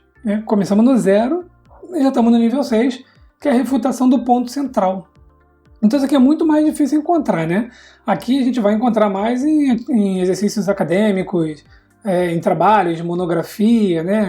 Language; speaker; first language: Portuguese; native; Portuguese